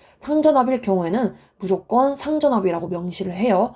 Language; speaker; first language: Korean; native; Korean